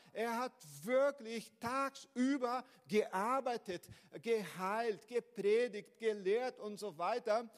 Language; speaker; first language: German; non-native, fluent; Portuguese